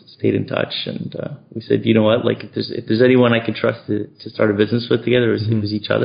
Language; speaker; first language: English; native; English